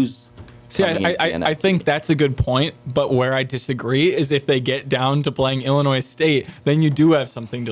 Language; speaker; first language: English; native; English